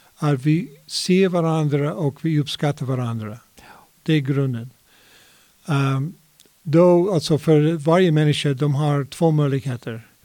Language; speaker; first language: Swedish; non-native, fluent; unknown